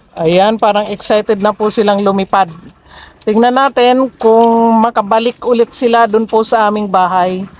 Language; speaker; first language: Filipino; non-native, local second language; Bikol